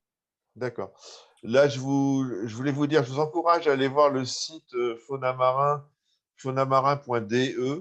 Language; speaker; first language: French; native; French